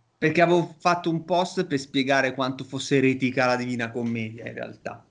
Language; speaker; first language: Italian; native; Italian